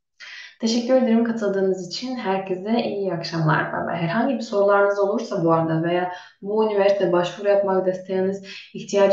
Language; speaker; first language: Turkish; non-native, fluent; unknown